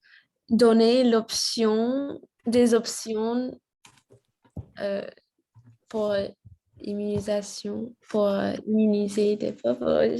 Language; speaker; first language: French; non-native, learner; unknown